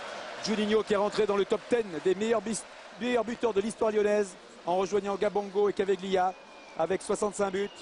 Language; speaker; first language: French; native; French